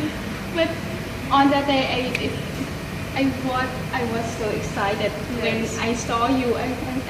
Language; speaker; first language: English; non-native, learner; Thai